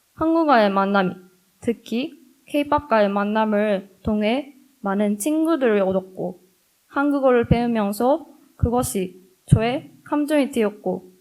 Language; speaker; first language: Korean; non-native, fluent; Japanese